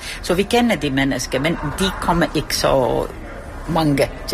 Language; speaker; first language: Danish; non-native, fluent; Estonian